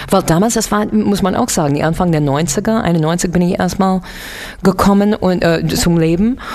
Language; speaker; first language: German; non-native, fluent; English